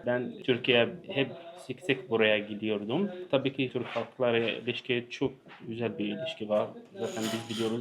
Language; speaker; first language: Turkish; non-native, learner; Arabic